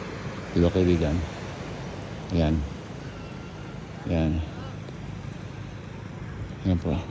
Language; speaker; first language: Filipino; native; Filipino